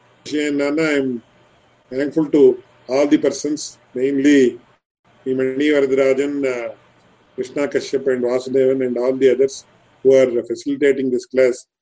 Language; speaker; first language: English; non-native, local second language; Tamil